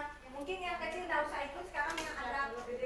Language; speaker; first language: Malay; non-native, local second language; Sundanese